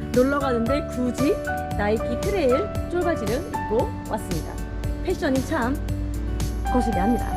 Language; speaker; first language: Korean; native; Korean